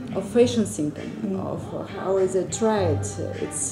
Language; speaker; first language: English; non-native, learner; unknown